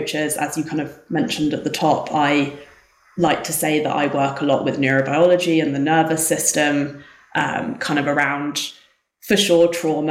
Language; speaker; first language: English; native; English